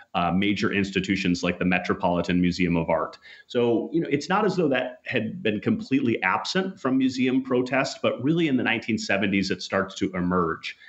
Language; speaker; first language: English; native; English